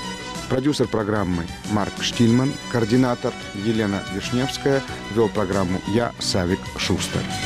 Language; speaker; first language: Russian; native; Russian